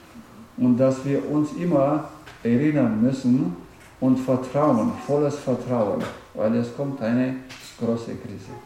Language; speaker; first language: German; non-native, learner; Romanian